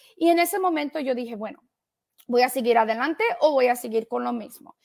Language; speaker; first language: Spanish; early bilingual, heritage; Spanish